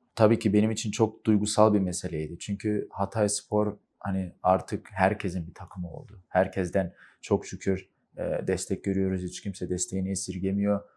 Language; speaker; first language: Turkish; early bilingual, heritage; Turkish